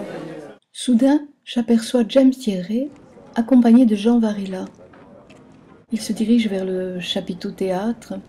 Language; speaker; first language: French; native; French